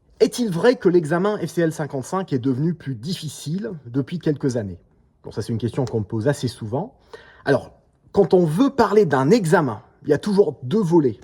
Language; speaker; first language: French; non-native, fluent; English